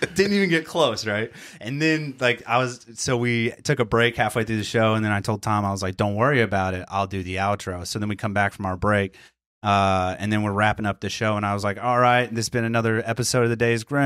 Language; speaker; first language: English; native; English